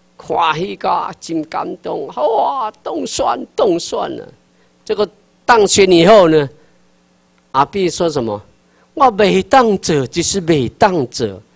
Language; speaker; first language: Chinese; non-native, local second language; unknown